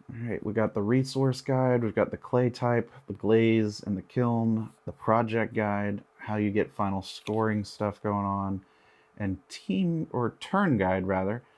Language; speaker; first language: English; native; English